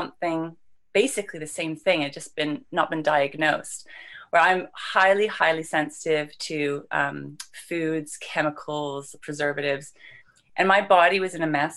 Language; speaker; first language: English; native; English